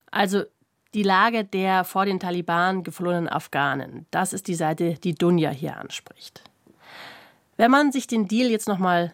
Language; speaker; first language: German; native; German